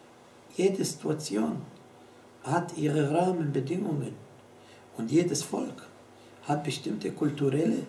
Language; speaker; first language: German; non-native, fluent; Arabic